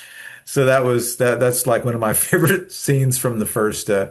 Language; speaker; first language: English; native; English